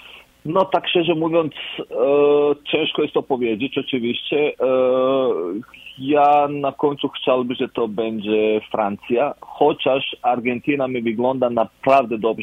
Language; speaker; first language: Polish; non-native, fluent; Croatian